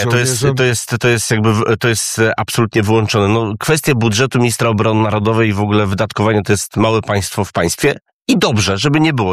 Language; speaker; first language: Polish; native; Polish